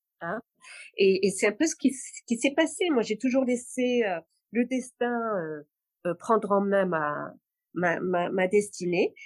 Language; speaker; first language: French; non-native, local second language; Arabic